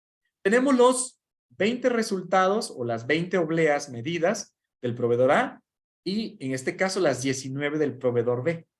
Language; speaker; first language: Spanish; native; Spanish